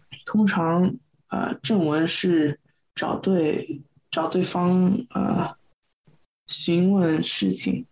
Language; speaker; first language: Chinese; early bilingual, heritage; Chinese